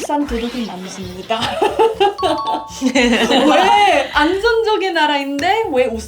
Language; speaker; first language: Korean; non-native, learner; Indonesian